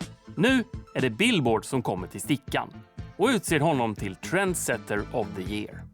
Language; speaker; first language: Swedish; native; Swedish